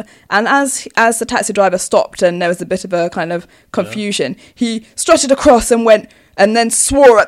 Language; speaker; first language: English; native; English